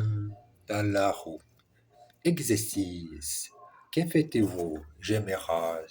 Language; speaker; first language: French; non-native, learner; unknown